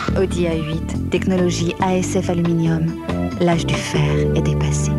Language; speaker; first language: French; native; French